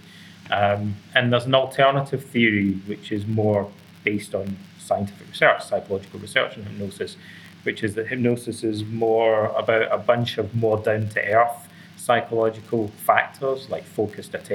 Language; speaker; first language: English; native; English